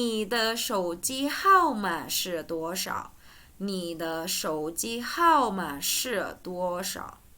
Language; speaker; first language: Chinese; non-native, fluent; Indonesian